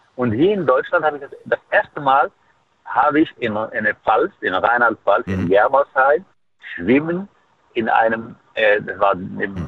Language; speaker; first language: German; non-native, fluent; Arabic